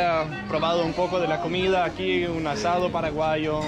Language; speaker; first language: Spanish; non-native, fluent; English